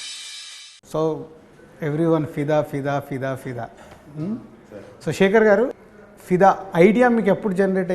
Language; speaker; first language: Telugu; native; Telugu